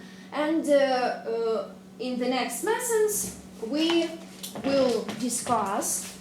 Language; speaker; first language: English; non-native, fluent; Russian